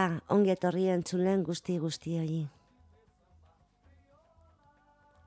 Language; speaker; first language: Basque; non-native, local second language; Spanish